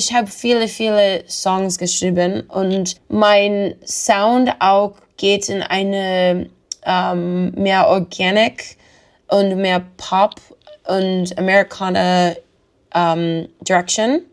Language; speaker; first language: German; non-native, learner; English